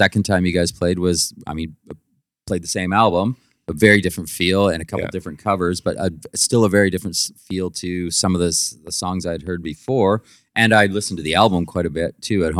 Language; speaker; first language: English; native; English